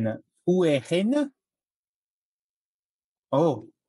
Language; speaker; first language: French; non-native, learner; Chinese